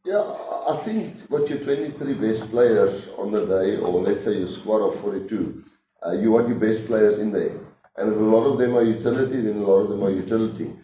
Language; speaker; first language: English; non-native, local second language; Afrikaans